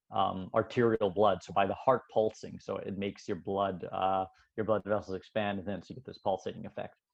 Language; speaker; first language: English; native; English